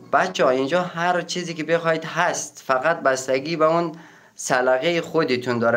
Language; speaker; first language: Persian; native; Persian